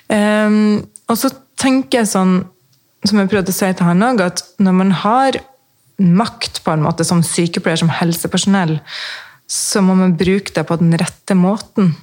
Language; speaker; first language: Norwegian; native; Norwegian